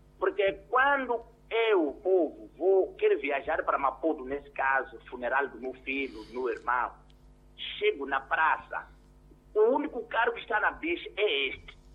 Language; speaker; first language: Portuguese; non-native, local second language; Tsonga